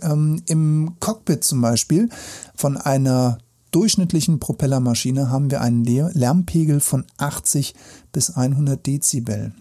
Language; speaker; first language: German; native; German